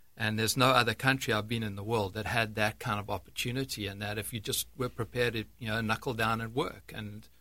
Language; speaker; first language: English; native; English